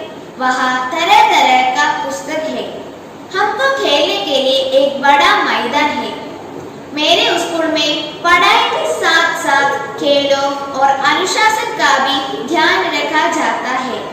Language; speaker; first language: Hindi; non-native, local second language; Malayalam